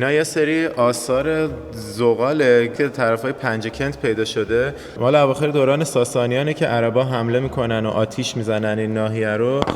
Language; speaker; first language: Persian; native; Persian